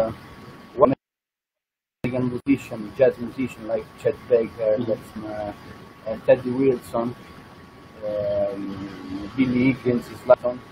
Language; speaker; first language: English; non-native, learner; Italian